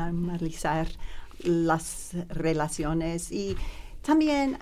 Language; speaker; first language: Spanish; non-native, learner; English